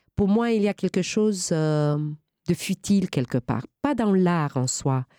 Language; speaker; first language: French; non-native, fluent; Romanian